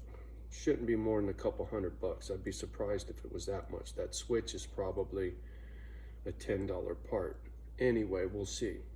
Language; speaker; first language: English; native; English